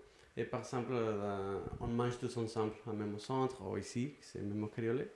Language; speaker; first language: French; non-native, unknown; Spanish